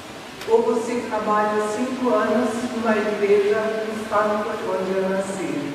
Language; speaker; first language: Portuguese; non-native, fluent; German